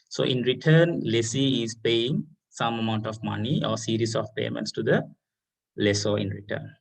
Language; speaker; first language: English; non-native, local second language; Sinhala